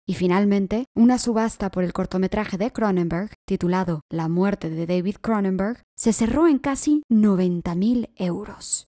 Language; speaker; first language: Spanish; native; Spanish